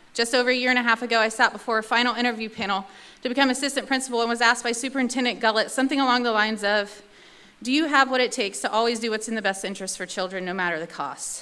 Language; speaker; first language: English; native; English